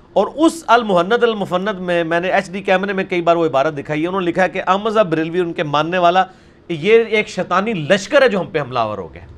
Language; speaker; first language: Urdu; non-native, local second language; Punjabi